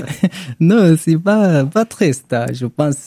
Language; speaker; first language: French; non-native, learner; Arabic